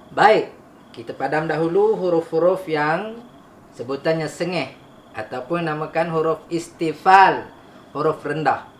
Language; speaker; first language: Malay; native; Malay